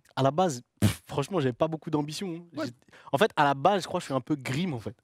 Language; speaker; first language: French; native; French